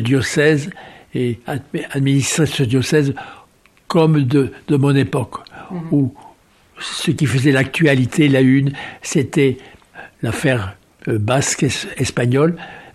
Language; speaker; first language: French; native; French